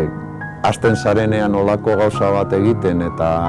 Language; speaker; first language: Basque; native; Basque